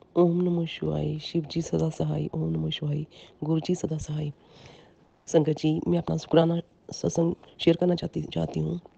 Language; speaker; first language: Hindi; non-native, local second language; Punjabi